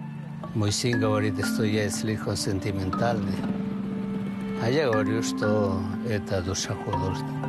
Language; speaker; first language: Russian; non-native, fluent; Chinese